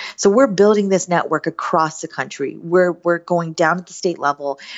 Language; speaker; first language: English; native; English